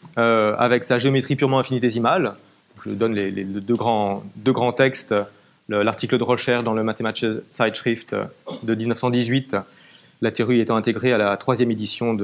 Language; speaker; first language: French; native; French